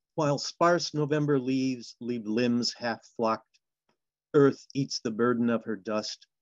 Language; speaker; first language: English; native; English